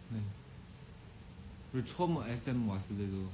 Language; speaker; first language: Korean; non-native, fluent; Chinese